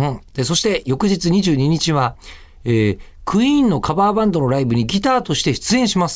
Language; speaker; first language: Japanese; native; Japanese